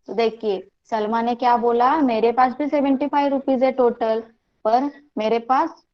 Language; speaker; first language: Hindi; non-native, local second language; Marathi